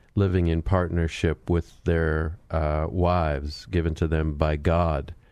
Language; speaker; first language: English; native; English